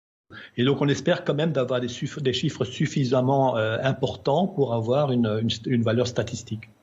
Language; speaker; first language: French; native; French